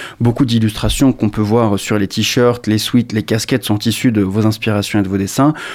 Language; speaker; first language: French; native; French